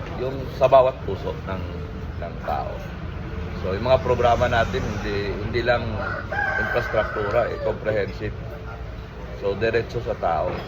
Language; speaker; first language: Filipino; non-native, local second language; Hiligaynon